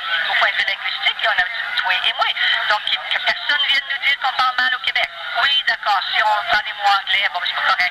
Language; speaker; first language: French; native; French